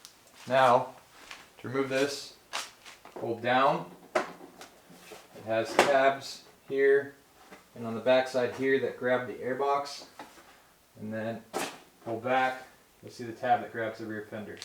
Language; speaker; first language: English; native; English